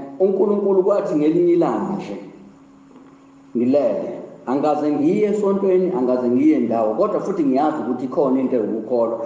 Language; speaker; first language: Zulu; native; Zulu